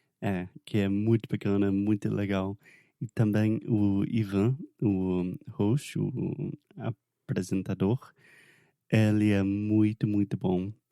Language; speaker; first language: Portuguese; non-native, fluent; English